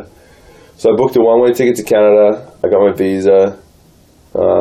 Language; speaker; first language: English; native; English